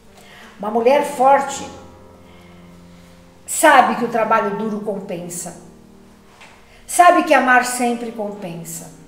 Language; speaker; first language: Portuguese; native; Portuguese